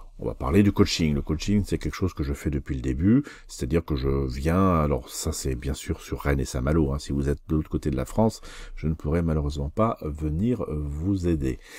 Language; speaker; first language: French; native; French